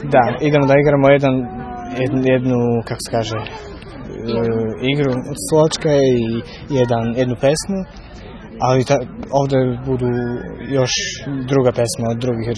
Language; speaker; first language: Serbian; non-native, learner; Slovak